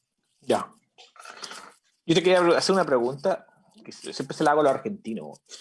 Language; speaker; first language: Spanish; native; Spanish